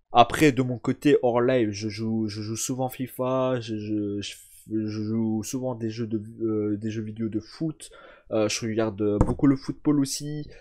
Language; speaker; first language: French; early bilingual, other home language; Turkish